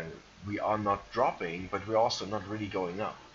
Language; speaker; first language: English; non-native, fluent; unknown